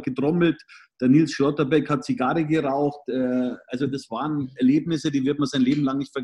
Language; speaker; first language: German; native; German